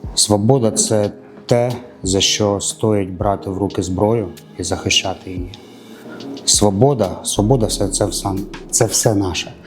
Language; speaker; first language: Ukrainian; non-native, local second language; Russian